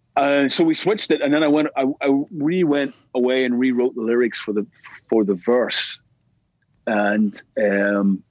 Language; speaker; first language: English; native; English